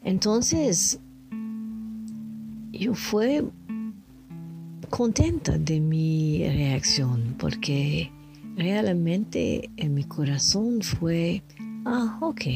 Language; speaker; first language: Spanish; non-native, learner; French